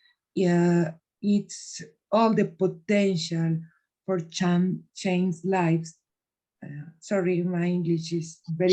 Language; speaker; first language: English; non-native, learner; Spanish